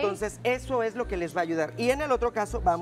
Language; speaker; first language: Spanish; native; Spanish